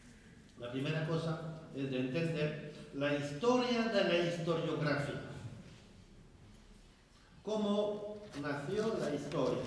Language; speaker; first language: Spanish; non-native, fluent; French